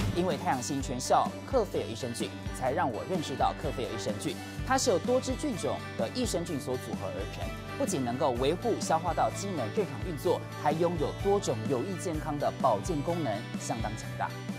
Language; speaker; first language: Chinese; native; Chinese